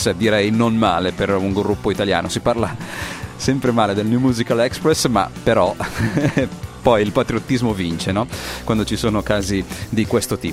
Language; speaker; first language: Italian; native; Italian